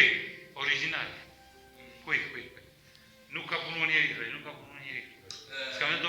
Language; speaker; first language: Italian; non-native, learner; Albanian